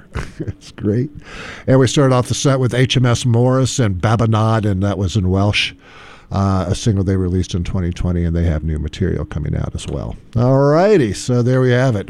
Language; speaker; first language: English; native; English